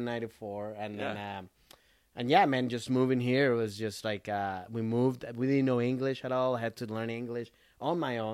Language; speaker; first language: English; early bilingual, other home language; Spanish